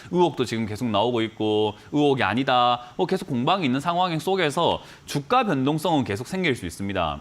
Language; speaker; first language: Korean; native; Korean